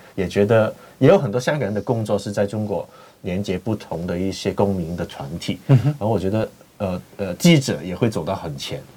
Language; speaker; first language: Chinese; non-native, fluent; Cantonese